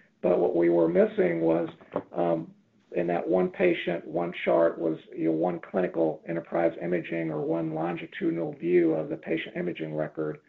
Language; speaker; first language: English; native; English